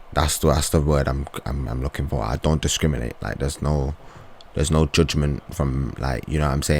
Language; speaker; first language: English; native; English